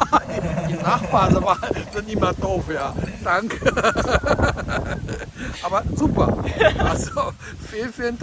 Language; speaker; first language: German; non-native, fluent; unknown